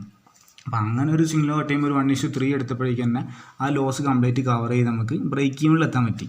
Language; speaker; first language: Malayalam; native; Malayalam